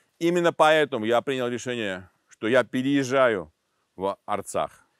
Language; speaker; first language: Russian; non-native, local second language; Armenian